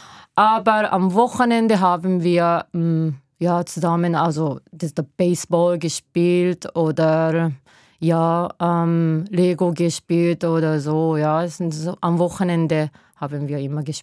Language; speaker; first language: German; non-native, learner; Japanese